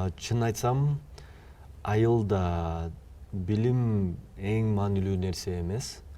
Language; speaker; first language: Kyrgyz; non-native, fluent; English